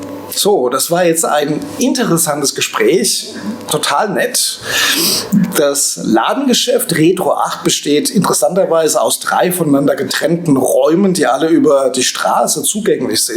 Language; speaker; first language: German; native; German